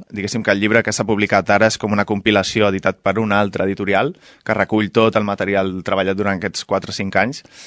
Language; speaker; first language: Catalan; non-native, local second language; Spanish